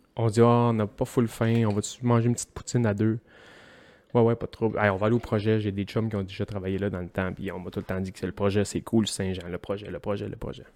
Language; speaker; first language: French; native; French